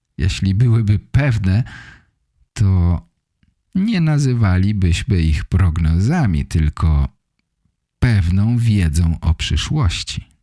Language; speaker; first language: Polish; native; Polish